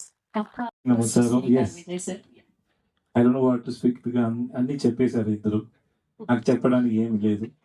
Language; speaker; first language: Telugu; non-native, learner; Tamil